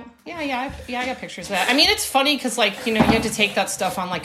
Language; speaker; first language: English; native; English